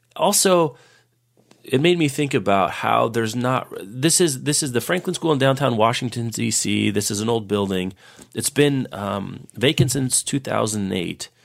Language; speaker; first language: English; native; English